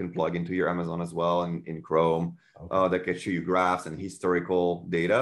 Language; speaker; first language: English; non-native, fluent; French